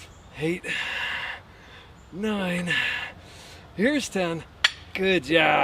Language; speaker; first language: English; native; English